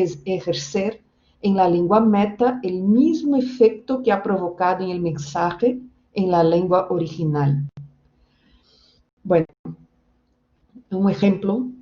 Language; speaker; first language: Spanish; non-native, fluent; Portuguese